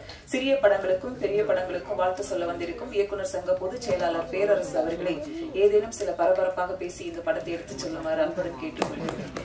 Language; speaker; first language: Tamil; native; Tamil